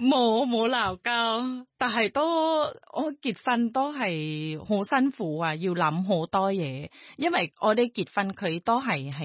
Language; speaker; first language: Cantonese; non-native, fluent; Thai